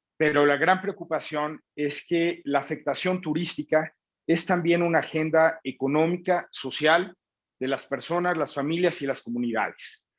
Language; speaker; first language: Spanish; native; Spanish